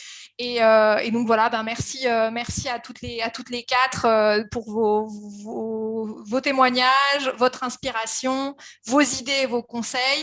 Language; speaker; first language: French; native; French